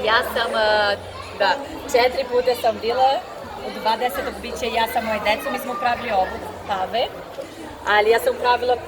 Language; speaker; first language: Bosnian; non-native, learner; Portuguese